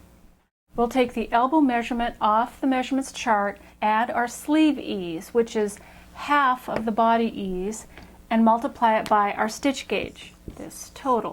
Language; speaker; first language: English; native; English